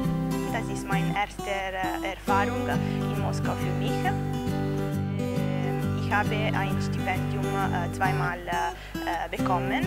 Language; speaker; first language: German; non-native, learner; Italian